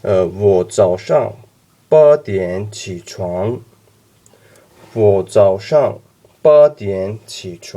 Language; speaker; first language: Chinese; non-native, learner; Azerbaijani